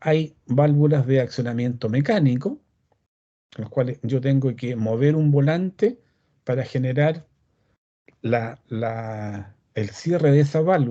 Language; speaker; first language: Spanish; native; Spanish